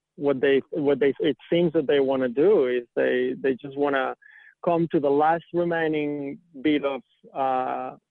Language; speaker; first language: English; non-native, fluent; Catalan